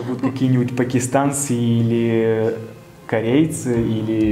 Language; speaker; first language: Russian; native; Russian